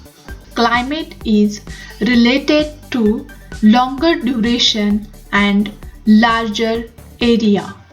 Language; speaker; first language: English; non-native, local second language; Marathi